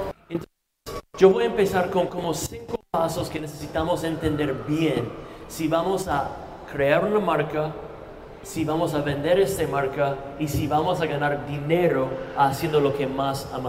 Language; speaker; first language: Spanish; non-native, fluent; English